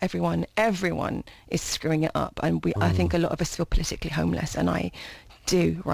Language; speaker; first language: English; native; English